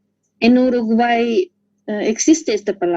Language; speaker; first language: Spanish; non-native, learner; Russian